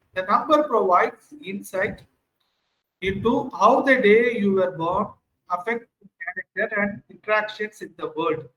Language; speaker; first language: English; non-native, local second language; Tamil